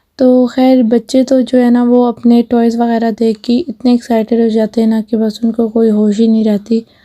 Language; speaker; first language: Urdu; native; Urdu